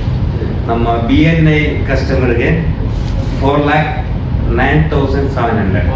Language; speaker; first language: Kannada; non-native, local second language; Malayalam